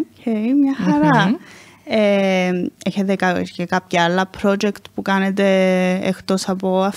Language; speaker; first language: Greek; native; Greek